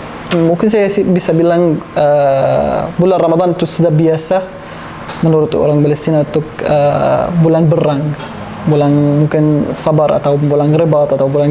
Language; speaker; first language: Indonesian; non-native, learner; Arabic